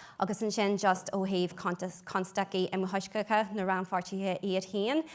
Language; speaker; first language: Irish; non-native, local second language; English